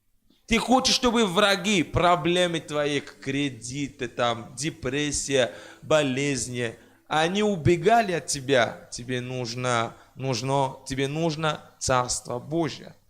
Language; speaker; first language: Russian; non-native, fluent; French